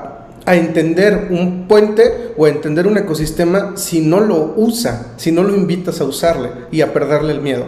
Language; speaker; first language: Spanish; native; Spanish